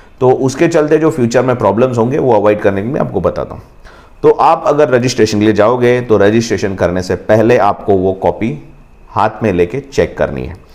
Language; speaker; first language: Hindi; non-native, local second language; Marathi